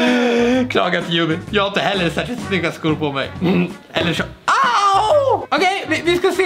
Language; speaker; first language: Swedish; native; Swedish